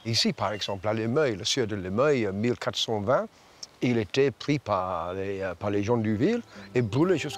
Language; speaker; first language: French; non-native, fluent; English